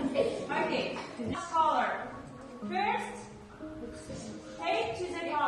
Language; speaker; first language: English; non-native, fluent; Uzbek